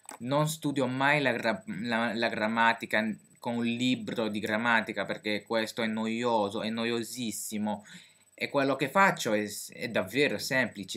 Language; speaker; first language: Italian; non-native, fluent; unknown